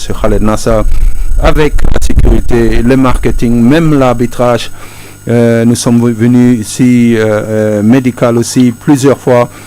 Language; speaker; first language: French; non-native, fluent; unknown